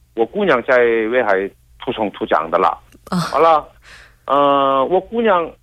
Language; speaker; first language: Chinese; non-native, fluent; Korean